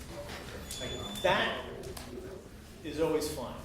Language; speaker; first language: English; native; English